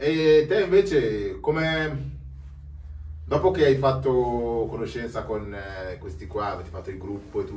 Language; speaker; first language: Italian; native; Italian